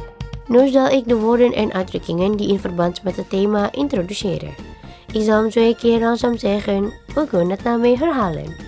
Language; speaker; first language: Dutch; non-native, learner; Indonesian